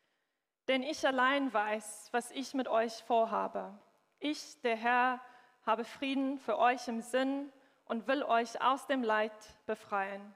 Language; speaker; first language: German; non-native, fluent; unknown